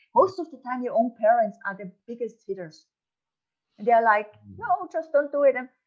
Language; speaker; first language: English; non-native, fluent; German